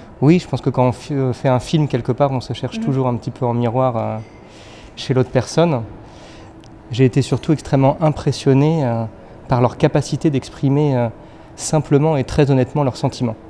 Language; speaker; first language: French; native; French